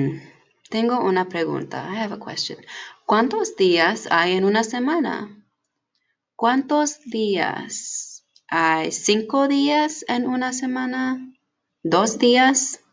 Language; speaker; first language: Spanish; non-native, fluent; English